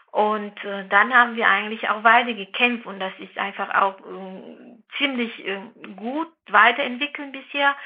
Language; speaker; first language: German; non-native, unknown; Vietnamese